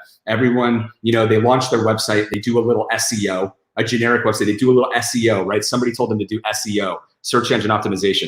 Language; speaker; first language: English; native; English